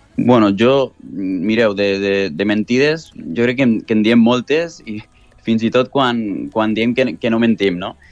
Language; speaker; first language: Catalan; native; Catalan